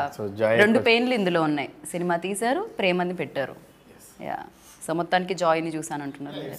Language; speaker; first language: Telugu; native; Telugu